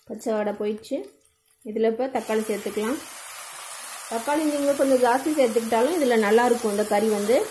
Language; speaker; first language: Tamil; non-native, local second language; Telugu